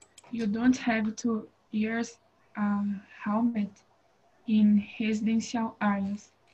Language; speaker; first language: English; non-native, learner; Portuguese